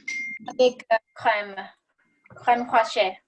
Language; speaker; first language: French; non-native, learner; English